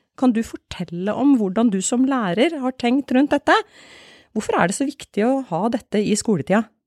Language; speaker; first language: Norwegian; native; Norwegian